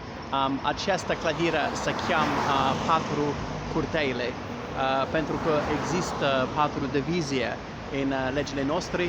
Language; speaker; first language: Romanian; non-native, learner; English